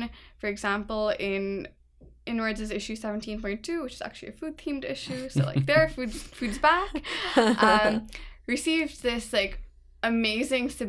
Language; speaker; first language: English; non-native, local second language; Urdu